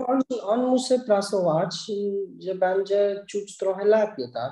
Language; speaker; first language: Polish; non-native, learner; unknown